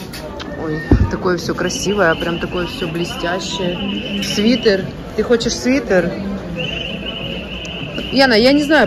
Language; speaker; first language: Russian; native; Russian